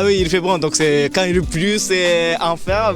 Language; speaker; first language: French; non-native, learner; Japanese